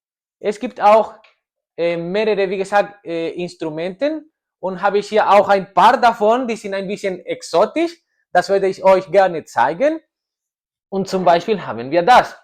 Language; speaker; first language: German; non-native, learner; Spanish